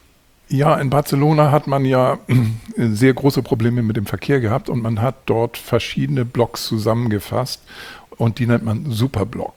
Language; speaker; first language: German; native; German